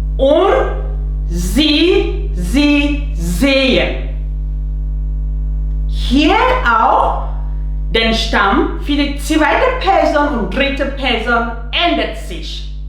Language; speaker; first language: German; non-native, fluent; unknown